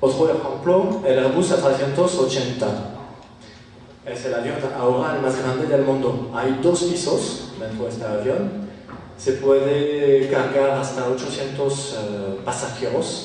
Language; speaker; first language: Spanish; non-native, fluent; French